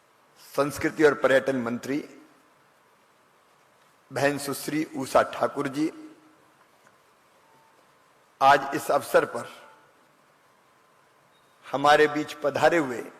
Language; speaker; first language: Hindi; native; Hindi